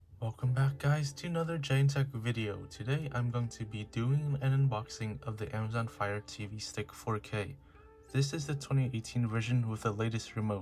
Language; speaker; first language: English; native; English